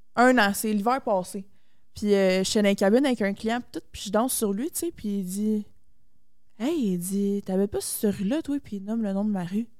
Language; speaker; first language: French; native; French